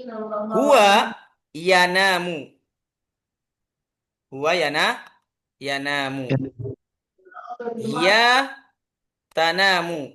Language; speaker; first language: Arabic; non-native, fluent; Indonesian